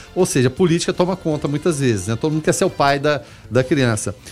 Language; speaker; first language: Portuguese; native; Portuguese